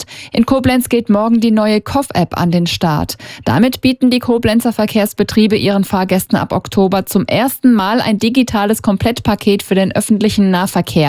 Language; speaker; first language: German; native; German